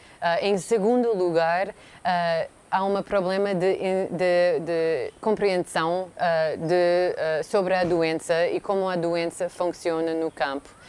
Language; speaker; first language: Portuguese; non-native, fluent; English